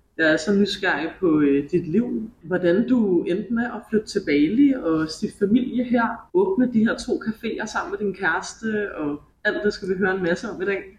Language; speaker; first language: Danish; native; Danish